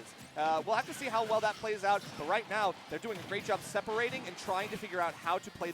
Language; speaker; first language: English; native; English